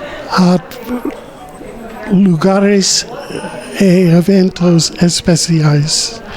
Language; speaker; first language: Portuguese; non-native, learner; English